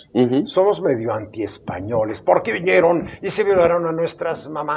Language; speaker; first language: Spanish; native; Spanish